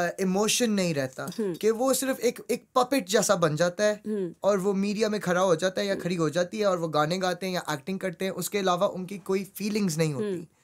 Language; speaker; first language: Hindi; early bilingual, heritage; Urdu